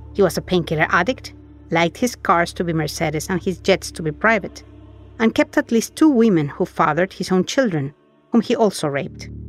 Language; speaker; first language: English; non-native, fluent; Spanish